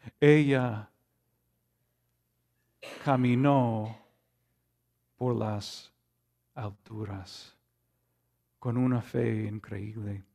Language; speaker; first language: Spanish; non-native, fluent; English